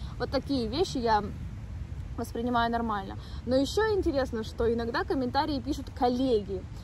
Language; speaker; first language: Russian; native; Russian